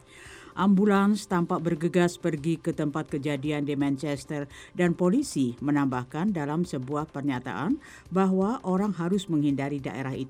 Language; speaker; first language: Indonesian; native; Indonesian